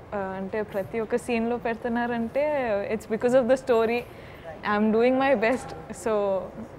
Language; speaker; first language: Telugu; non-native, local second language; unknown